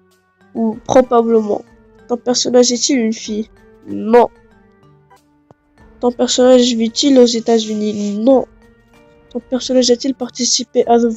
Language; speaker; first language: French; non-native, local second language; Arabic